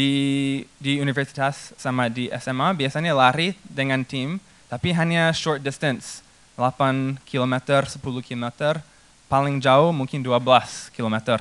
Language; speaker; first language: Indonesian; non-native, fluent; English